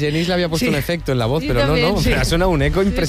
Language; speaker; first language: Spanish; native; Spanish